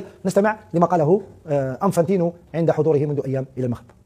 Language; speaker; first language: Arabic; native; Arabic